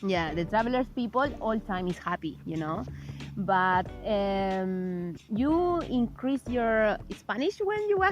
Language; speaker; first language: English; non-native, learner; Spanish